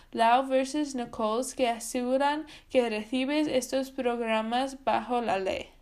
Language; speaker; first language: Spanish; non-native, fluent; English